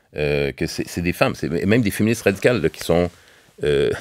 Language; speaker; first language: French; native; French